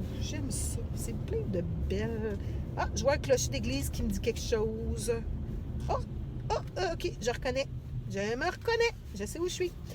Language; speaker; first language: French; native; French